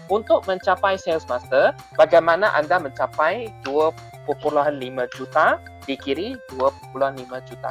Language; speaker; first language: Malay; non-native, local second language; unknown